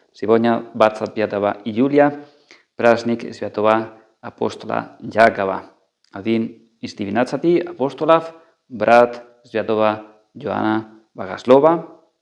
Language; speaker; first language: Russian; non-native, fluent; Spanish